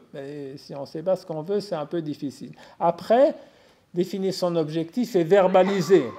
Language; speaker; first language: French; native; French